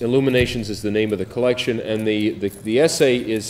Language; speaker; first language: English; native; English